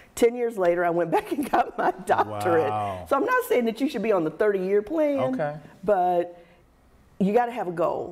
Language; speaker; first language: English; native; English